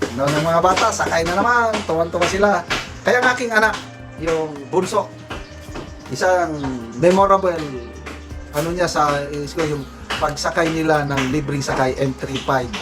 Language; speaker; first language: Filipino; non-native, local second language; Cebuano